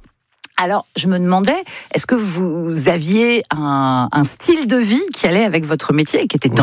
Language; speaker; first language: French; native; French